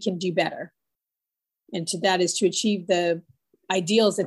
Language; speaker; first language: English; native; English